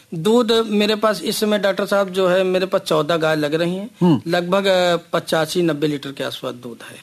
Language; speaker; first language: Hindi; native; Hindi